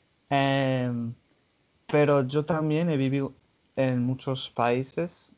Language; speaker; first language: Spanish; non-native, fluent; English